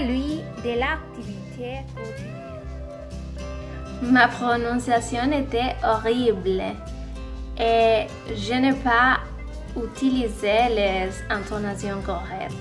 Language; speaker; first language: French; non-native, learner; Spanish